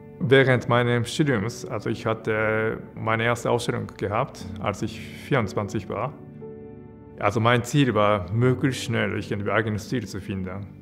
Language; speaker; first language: German; non-native, fluent; Japanese